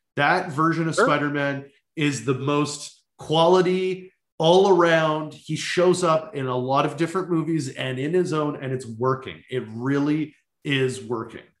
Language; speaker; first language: English; native; English